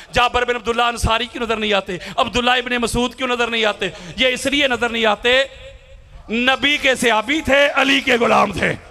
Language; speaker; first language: Urdu; non-native, local second language; Punjabi